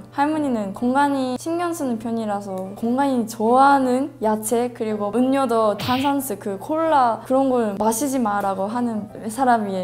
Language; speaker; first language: Korean; non-native, learner; Japanese